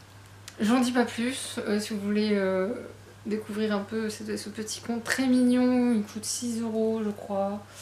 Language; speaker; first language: French; native; French